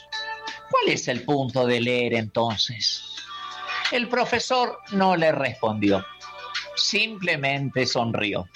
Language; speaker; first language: Spanish; native; Spanish